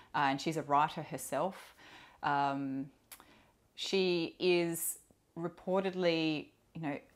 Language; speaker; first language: English; native; English